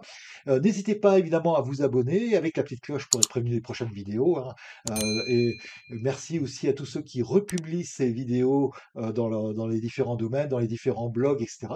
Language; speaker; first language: French; native; French